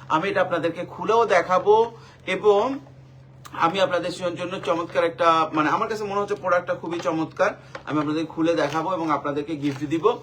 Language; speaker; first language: Bangla; native; Bangla